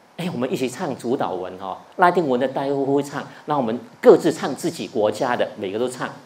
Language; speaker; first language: Chinese; non-native, local second language; Cantonese